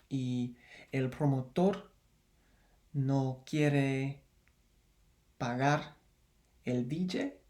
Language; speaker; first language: Spanish; non-native, learner; English